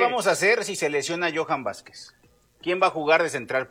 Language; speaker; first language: Spanish; native; Spanish